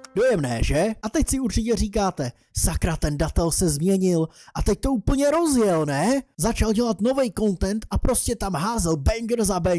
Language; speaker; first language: Czech; native; Czech